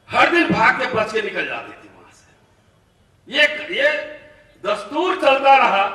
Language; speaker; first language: Hindi; native; Hindi